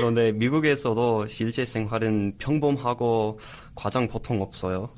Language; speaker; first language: Korean; non-native, learner; English